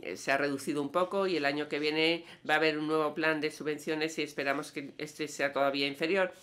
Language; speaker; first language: Spanish; non-native, fluent; Danish